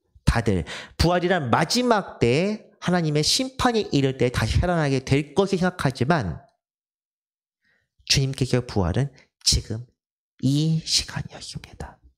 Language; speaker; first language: Korean; native; Korean